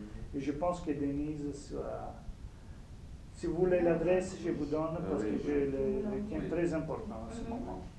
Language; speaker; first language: French; non-native, fluent; Italian